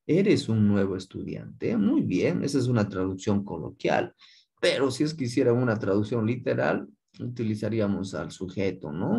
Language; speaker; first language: Spanish; native; Spanish